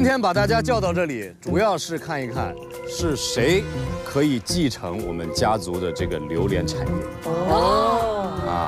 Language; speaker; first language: Chinese; native; Chinese